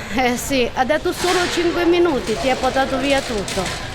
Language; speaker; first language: Italian; non-native, learner; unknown